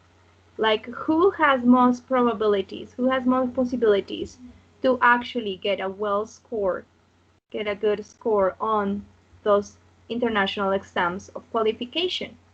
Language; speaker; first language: English; non-native, fluent; Spanish